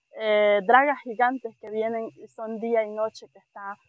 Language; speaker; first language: Spanish; native; Spanish